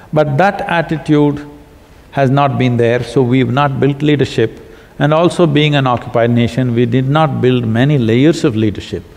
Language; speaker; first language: English; non-native, local second language; Kannada